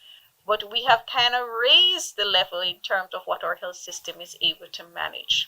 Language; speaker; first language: English; native; English